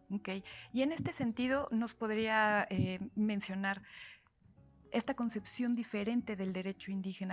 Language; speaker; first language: Spanish; native; Spanish